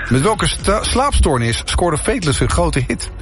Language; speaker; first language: Dutch; native; Dutch